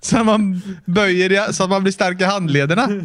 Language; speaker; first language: Swedish; native; Swedish